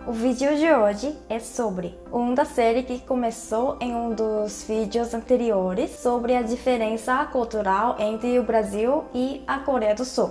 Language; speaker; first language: Portuguese; non-native, fluent; Korean